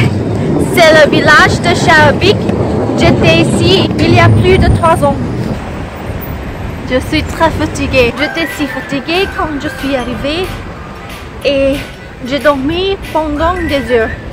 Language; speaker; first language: French; non-native, learner; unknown